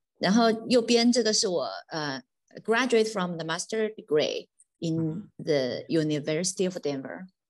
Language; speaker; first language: English; non-native, fluent; Chinese